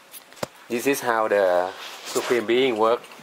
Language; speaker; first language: English; non-native, learner; Thai